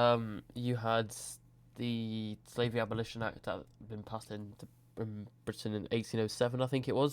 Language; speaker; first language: English; native; English